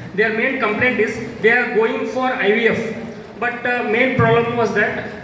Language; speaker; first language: English; non-native, local second language; Kannada